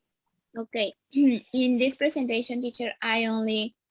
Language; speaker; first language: English; non-native, learner; Spanish